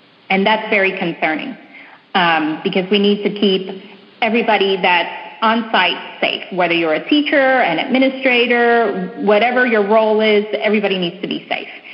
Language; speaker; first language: English; early bilingual, other home language; Spanish